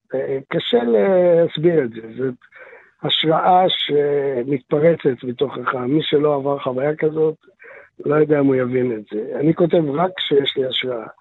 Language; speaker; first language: Hebrew; early bilingual, other home language; Arabic